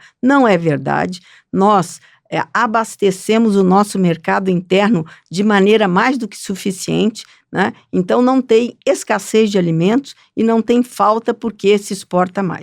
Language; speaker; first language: Portuguese; native; Portuguese